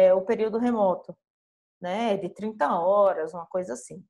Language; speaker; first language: Portuguese; native; Portuguese